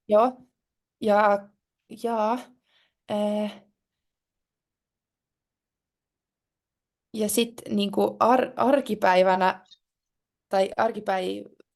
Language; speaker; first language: Finnish; non-native, local second language; Swedish